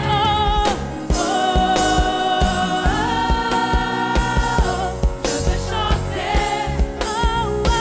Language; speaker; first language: French; native; French